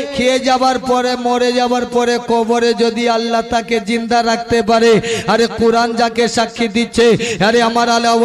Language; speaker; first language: Bangla; non-native, local second language; Urdu